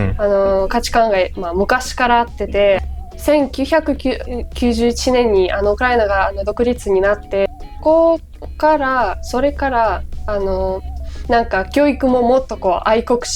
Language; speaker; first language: Japanese; non-native, fluent; Ukrainian